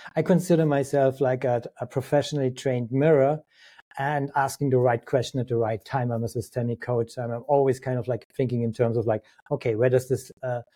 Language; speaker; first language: English; non-native, fluent; German